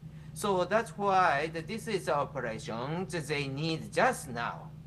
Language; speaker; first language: English; non-native, fluent; Japanese